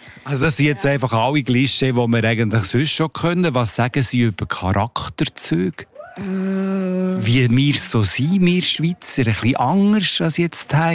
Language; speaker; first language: German; native; German